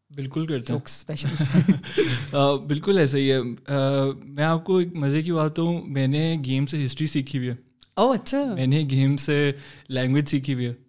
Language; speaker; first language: Urdu; native; Urdu